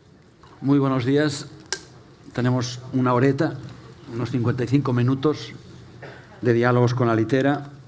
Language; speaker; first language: Spanish; native; Spanish